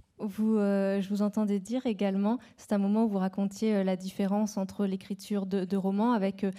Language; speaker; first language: French; native; French